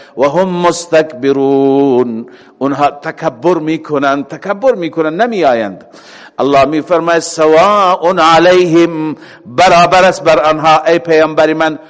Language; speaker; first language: Persian; native; Persian